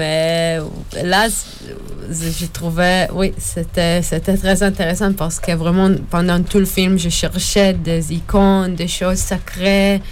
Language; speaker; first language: French; non-native, learner; Hebrew